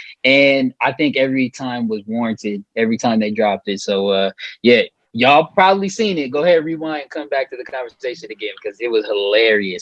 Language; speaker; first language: English; native; English